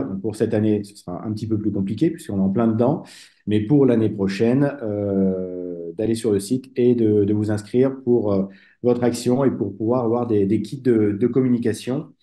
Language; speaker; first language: French; native; French